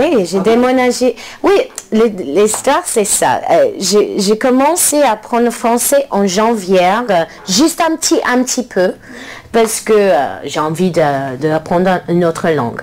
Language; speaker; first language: French; non-native, learner; English